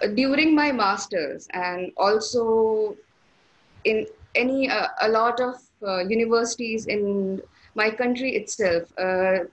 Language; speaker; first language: English; non-native, local second language; Hindi